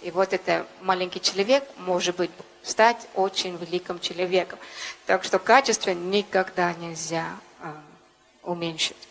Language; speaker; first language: Russian; non-native, fluent; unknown